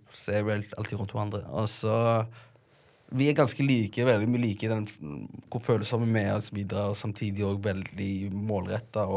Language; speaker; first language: Norwegian; early bilingual, other home language; Tigrinya